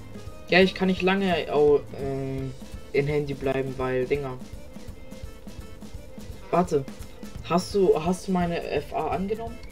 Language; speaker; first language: German; native; German